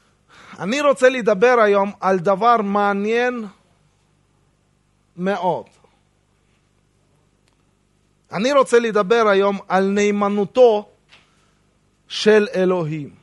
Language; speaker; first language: Hebrew; non-native, fluent; Russian